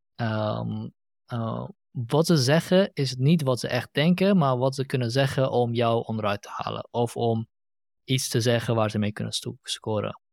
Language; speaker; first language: Dutch; native; Dutch